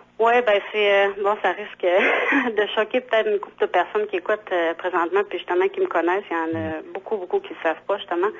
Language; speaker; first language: French; native; French